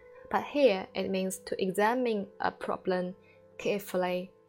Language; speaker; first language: English; non-native, fluent; Chinese